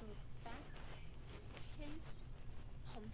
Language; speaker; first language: English; non-native, learner; Chinese